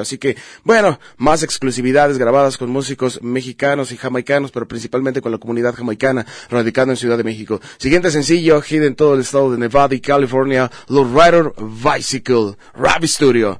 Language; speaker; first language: Spanish; native; Spanish